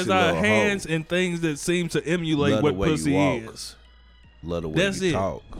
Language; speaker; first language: English; native; English